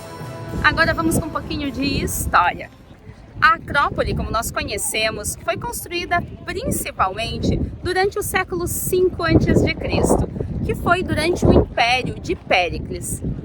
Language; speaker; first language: Portuguese; native; Portuguese